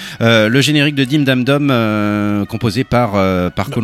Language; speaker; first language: French; native; French